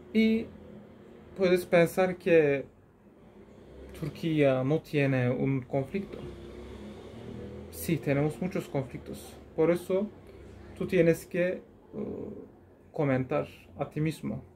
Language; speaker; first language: Spanish; non-native, learner; Turkish